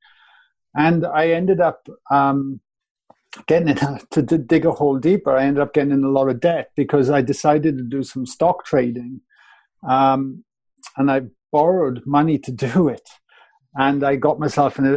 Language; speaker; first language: English; native; English